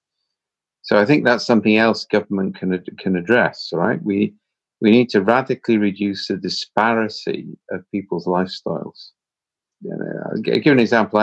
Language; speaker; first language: English; native; English